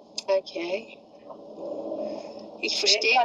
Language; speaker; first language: German; non-native, learner; Dutch